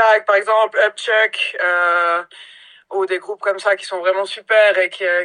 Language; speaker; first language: French; native; French